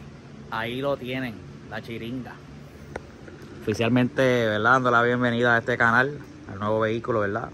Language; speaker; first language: Spanish; native; Spanish